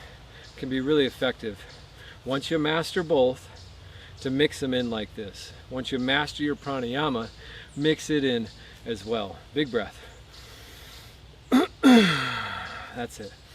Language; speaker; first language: English; native; English